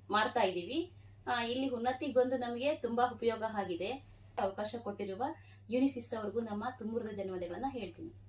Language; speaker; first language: Kannada; native; Kannada